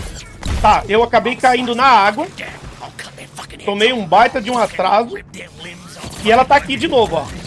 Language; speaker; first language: Portuguese; native; Portuguese